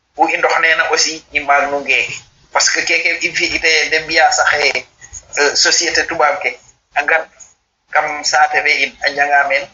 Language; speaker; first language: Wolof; non-native, local second language; Serer